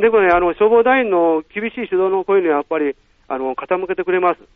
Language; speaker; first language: Japanese; native; Japanese